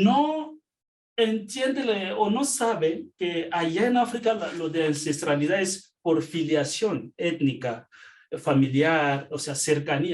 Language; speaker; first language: Spanish; non-native, fluent; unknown